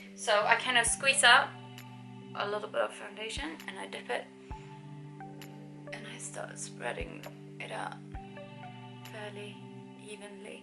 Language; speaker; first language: English; non-native, fluent; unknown